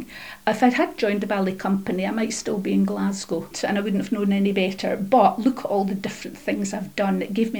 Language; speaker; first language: English; native; English